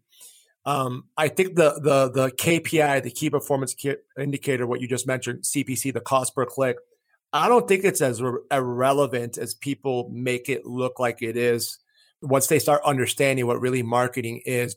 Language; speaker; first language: English; early bilingual, other home language; Greek